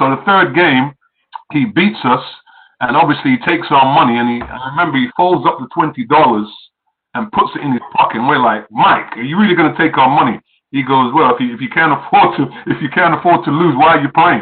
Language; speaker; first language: English; native; English